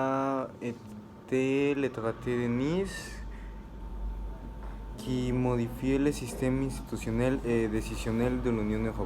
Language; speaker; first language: French; non-native, learner; Spanish